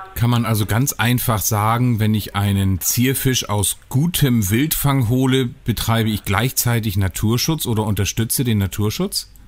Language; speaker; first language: German; native; German